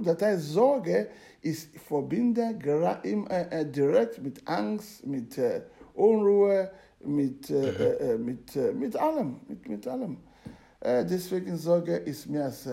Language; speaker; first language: German; non-native, learner; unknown